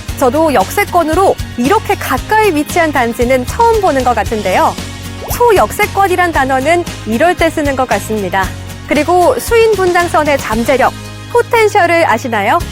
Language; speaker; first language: Korean; native; Korean